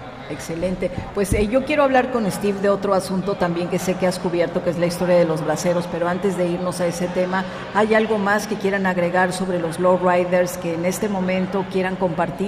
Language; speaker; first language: Spanish; native; Spanish